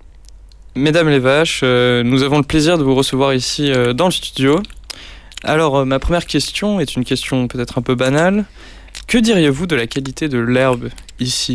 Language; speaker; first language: French; native; French